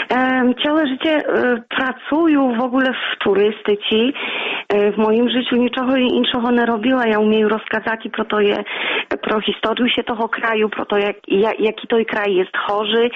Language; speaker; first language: Polish; non-native, local second language; Belarusian